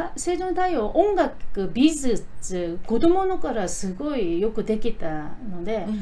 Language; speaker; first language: Japanese; non-native, fluent; Korean